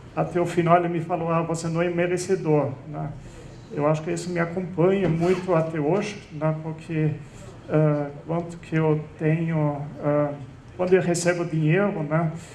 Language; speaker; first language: Portuguese; non-native, fluent; German